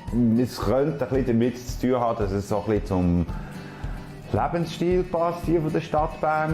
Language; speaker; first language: German; native; German